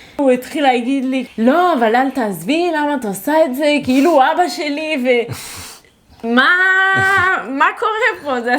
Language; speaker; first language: Hebrew; non-native, fluent; French